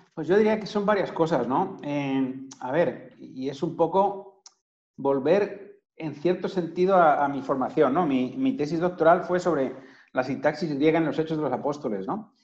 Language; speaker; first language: Spanish; native; Spanish